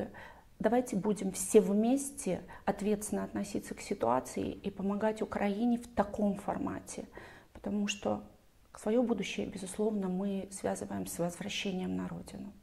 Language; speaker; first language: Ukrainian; non-native, local second language; Russian